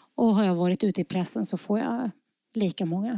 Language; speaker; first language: Swedish; early bilingual, other home language; Norwegian